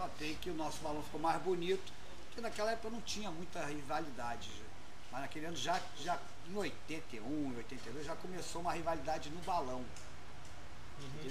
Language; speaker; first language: Portuguese; native; Portuguese